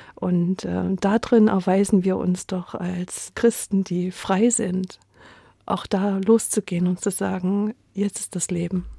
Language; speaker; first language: German; native; German